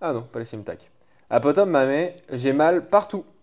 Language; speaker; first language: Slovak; non-native, fluent; French